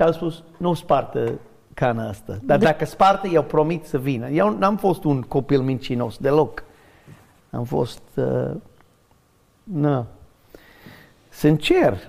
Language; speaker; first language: Romanian; non-native, learner; English